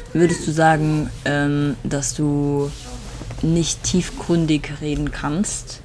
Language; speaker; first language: German; native; German